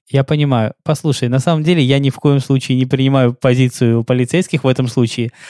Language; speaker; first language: Russian; native; Russian